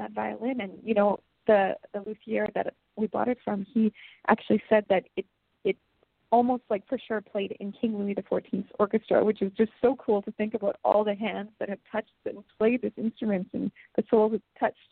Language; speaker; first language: English; native; English